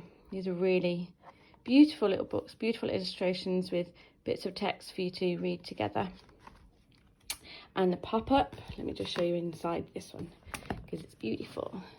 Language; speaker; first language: English; native; English